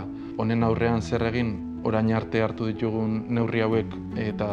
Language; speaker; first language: Basque; native; Basque